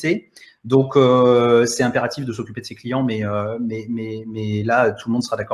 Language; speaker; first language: French; native; French